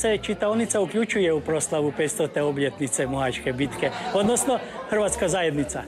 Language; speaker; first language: Croatian; early bilingual, heritage; Croatian